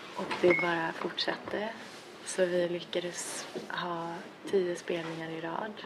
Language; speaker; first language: Swedish; native; Swedish